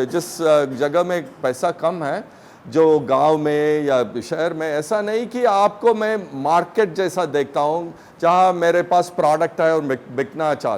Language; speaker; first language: Hindi; non-native, local second language; Tamil